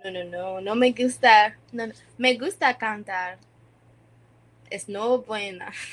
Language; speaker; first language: Spanish; non-native, learner; English